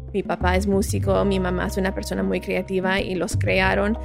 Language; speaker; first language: Spanish; early bilingual, other home language; English